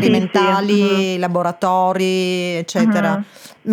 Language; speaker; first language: Italian; native; Italian